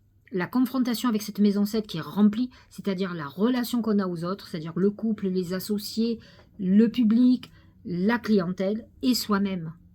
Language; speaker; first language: French; native; French